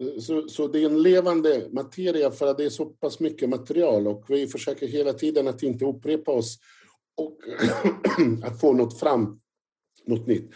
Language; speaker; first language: Swedish; non-native, fluent; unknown